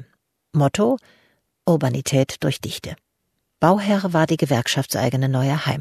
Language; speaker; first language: German; native; German